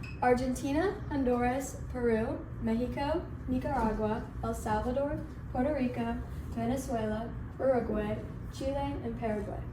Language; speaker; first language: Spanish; non-native, learner; English